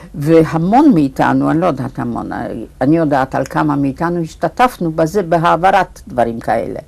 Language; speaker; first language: Hebrew; non-native, fluent; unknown